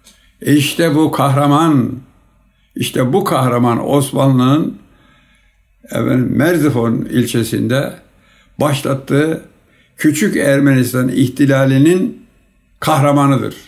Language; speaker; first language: Turkish; native; Turkish